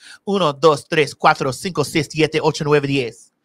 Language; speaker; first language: Spanish; non-native, learner; English